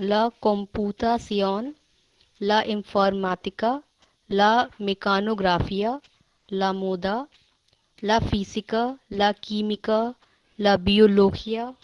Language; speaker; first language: Spanish; non-native, learner; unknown